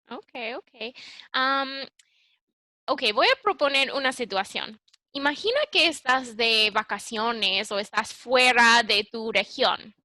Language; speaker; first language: Spanish; early bilingual, heritage; English